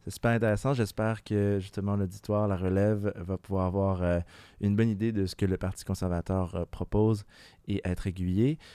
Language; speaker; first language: French; native; French